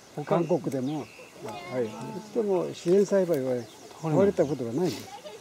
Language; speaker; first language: Japanese; non-native, learner; Korean